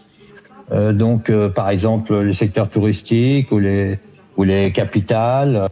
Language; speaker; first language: French; native; French